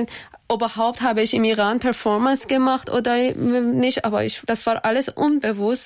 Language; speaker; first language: German; non-native, learner; Persian